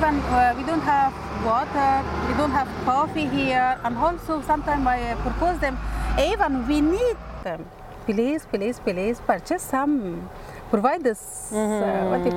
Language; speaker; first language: English; non-native, fluent; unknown